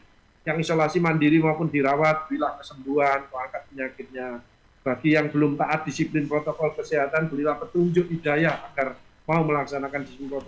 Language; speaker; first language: Indonesian; native; Indonesian